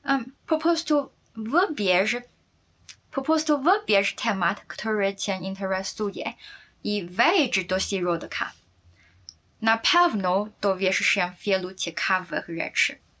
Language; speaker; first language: Polish; non-native, fluent; Chinese